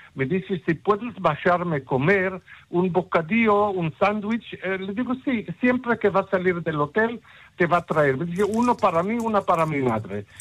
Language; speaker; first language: Spanish; non-native, fluent; Hebrew